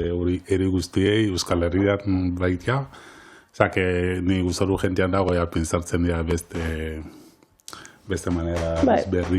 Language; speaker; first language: Basque; non-native, learner; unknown